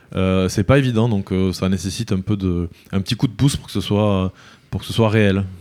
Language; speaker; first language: French; native; French